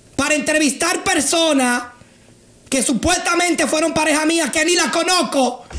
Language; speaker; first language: Spanish; native; Spanish